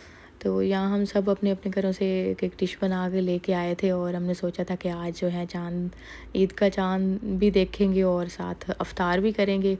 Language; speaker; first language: Urdu; native; Urdu